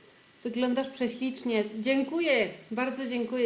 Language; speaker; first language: Polish; early bilingual, heritage; Polish